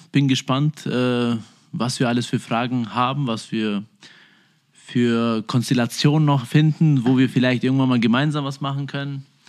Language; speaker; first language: German; early bilingual, other home language; Albanian